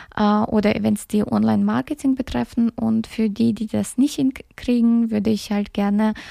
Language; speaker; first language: German; early bilingual, other home language; Russian